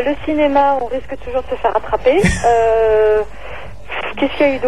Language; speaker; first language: French; native; French